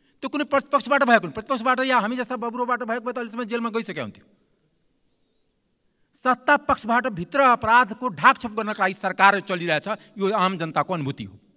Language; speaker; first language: Nepali; non-native, local second language; Maithili